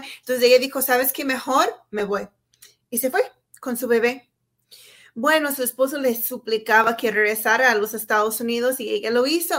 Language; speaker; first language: Spanish; non-native, fluent; English